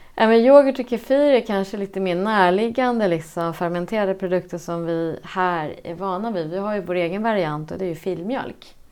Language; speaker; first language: Swedish; native; Swedish